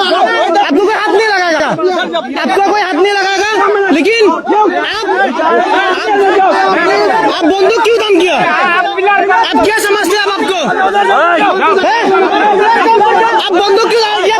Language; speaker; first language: Hindi; non-native, learner; Bangla